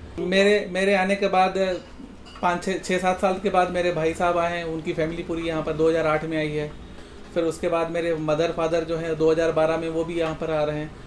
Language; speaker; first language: Urdu; non-native, local second language; Sindhi